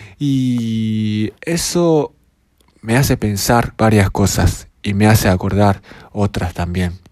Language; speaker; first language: Spanish; non-native, fluent; Japanese